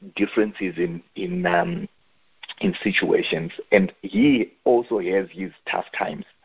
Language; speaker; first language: English; non-native, local second language; Shona